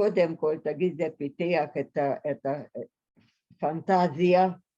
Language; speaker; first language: Hebrew; non-native, fluent; Hungarian